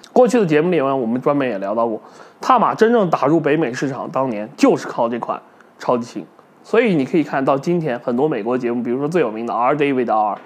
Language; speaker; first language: Chinese; native; Chinese